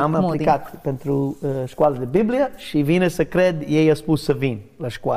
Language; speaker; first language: Romanian; non-native, learner; English